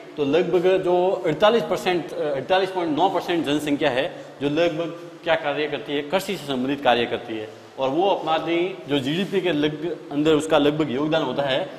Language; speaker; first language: Hindi; native; Hindi